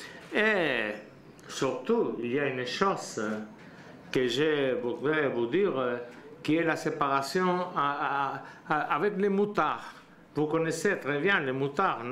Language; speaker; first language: French; non-native, learner; Spanish